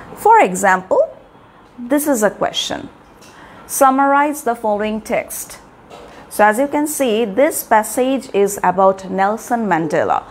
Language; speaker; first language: English; non-native, local second language; Bangla